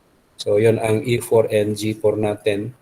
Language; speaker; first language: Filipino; native; Filipino